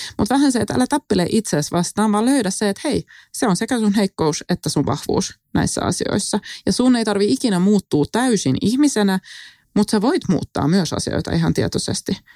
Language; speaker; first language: Finnish; non-native, local second language; Swedish